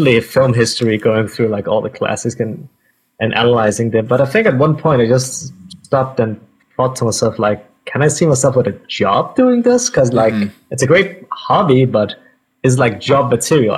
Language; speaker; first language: English; non-native, fluent; Danish